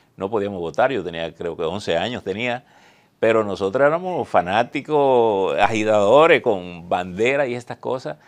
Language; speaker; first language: Spanish; native; Spanish